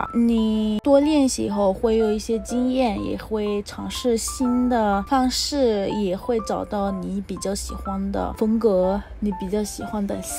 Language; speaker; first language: Chinese; non-native, fluent; Spanish